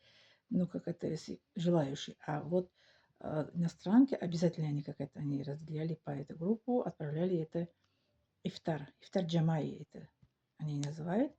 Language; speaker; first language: Russian; non-native, local second language; Tajik